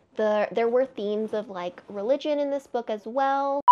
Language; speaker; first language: English; native; English